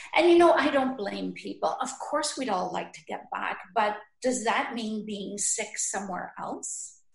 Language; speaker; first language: English; native; English